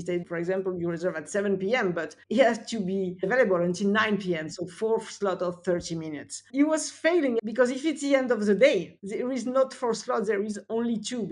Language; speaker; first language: English; non-native, fluent; French